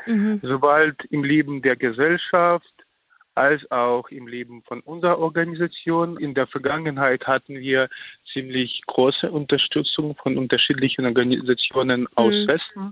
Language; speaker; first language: German; non-native, fluent; Ukrainian